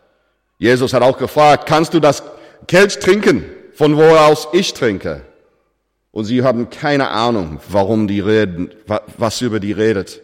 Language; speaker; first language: German; non-native, fluent; English